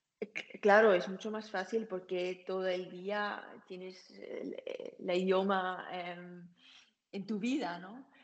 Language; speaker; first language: Spanish; non-native, learner; German